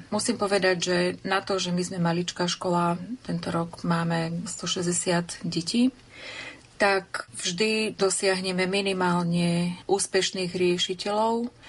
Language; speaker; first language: Slovak; native; Slovak